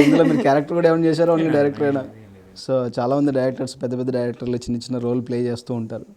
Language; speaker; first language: Telugu; native; Telugu